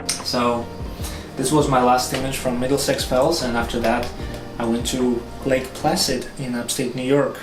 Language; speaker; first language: English; non-native, fluent; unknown